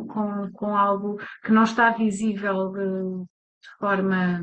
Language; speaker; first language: Portuguese; native; Portuguese